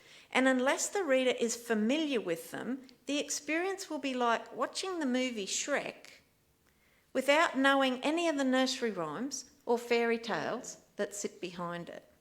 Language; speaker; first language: English; native; English